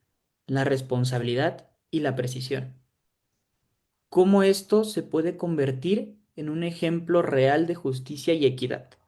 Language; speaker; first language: Spanish; native; Spanish